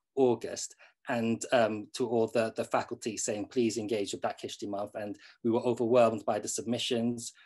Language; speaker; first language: English; native; English